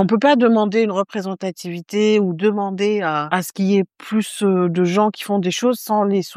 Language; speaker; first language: French; non-native, local second language; Arabic